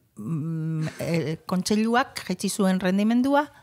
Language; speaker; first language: Basque; native; Basque